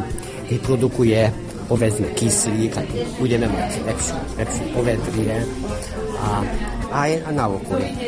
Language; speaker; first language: Slovak; non-native, local second language; Hungarian